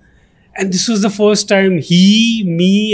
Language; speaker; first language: English; non-native, local second language; Punjabi